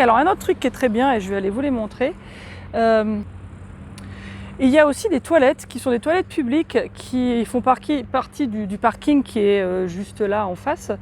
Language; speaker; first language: French; native; French